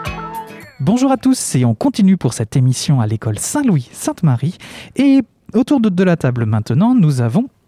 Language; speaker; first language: French; native; French